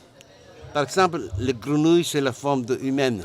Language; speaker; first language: French; non-native, learner; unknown